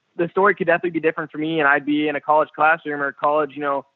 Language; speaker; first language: English; native; English